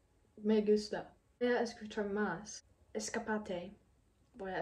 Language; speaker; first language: Spanish; non-native, learner; English